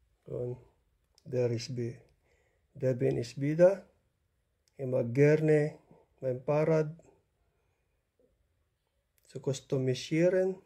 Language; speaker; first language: German; non-native, learner; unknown